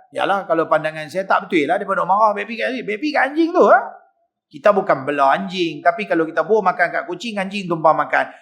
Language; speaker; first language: Malay; native; Malay